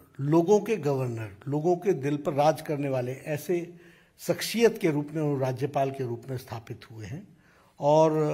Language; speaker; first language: Hindi; native; Hindi